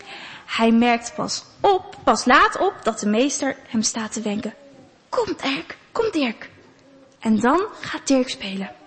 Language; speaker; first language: Dutch; native; Dutch